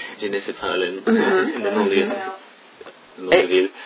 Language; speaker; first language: French; non-native, learner; English